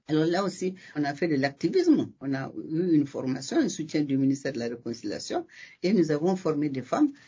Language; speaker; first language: French; non-native, local second language; Bambara